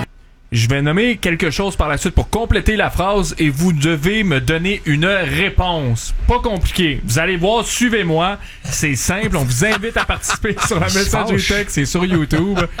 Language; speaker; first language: French; native; French